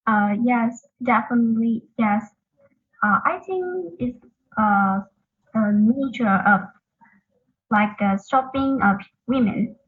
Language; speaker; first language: English; non-native, learner; Vietnamese